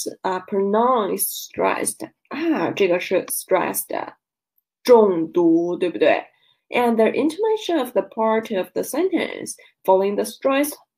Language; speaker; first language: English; non-native, learner; Chinese